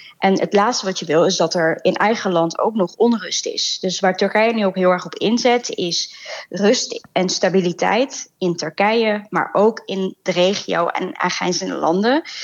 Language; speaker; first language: Dutch; early bilingual, other home language; Turkish